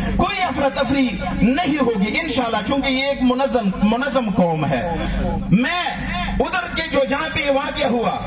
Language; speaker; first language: Urdu; non-native, local second language; Pashto